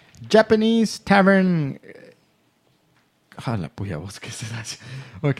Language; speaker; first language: Spanish; native; Spanish